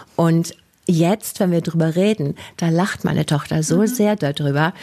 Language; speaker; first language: German; non-native, fluent; English